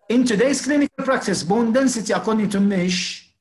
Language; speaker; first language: English; non-native, fluent; Arabic